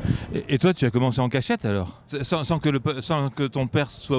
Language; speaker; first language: French; native; French